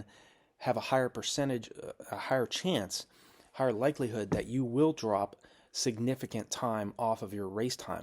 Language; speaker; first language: English; native; English